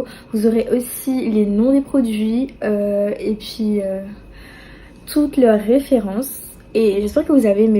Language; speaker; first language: French; native; French